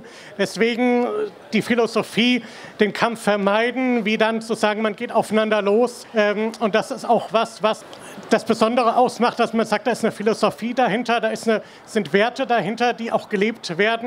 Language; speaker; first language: German; native; German